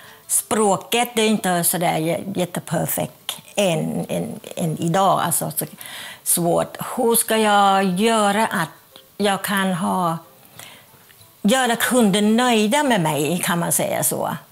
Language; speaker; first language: Swedish; non-native, fluent; Thai